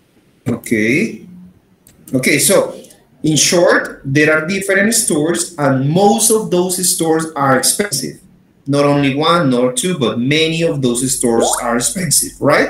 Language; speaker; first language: English; non-native, fluent; Spanish